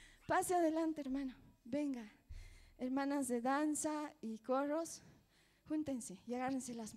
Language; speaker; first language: Spanish; native; Spanish